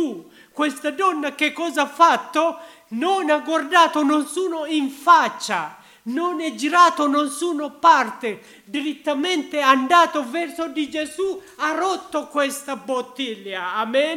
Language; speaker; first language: Italian; non-native, learner; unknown